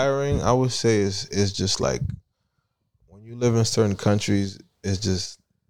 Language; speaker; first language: English; early bilingual, other home language; Italian